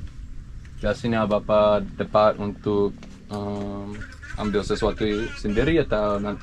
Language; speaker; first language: Indonesian; non-native, learner; English